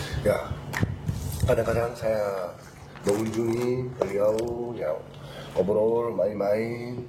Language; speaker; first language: Indonesian; non-native, learner; Korean